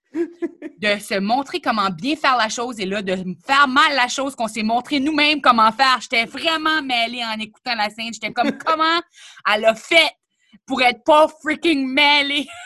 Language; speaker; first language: French; native; French